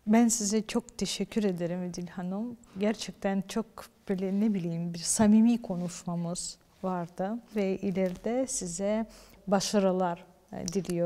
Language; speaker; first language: Turkish; non-native, fluent; Ukrainian